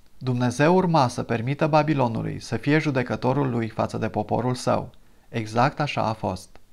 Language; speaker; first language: Romanian; non-native, fluent; English